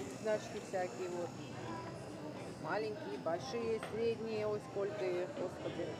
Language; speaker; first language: Russian; native; Russian